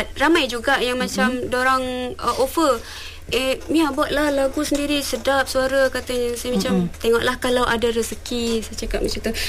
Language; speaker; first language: Malay; non-native, local second language; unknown